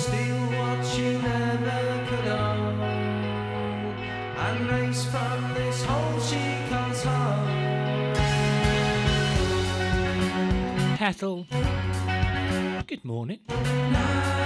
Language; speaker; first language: English; native; English